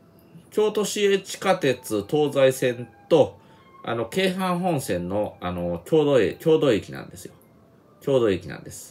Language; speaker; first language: Japanese; native; Japanese